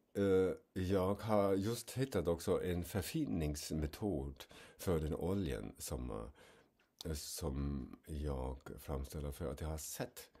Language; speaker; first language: Swedish; non-native, fluent; German